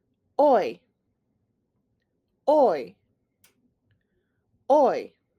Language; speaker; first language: Spanish; non-native, fluent; English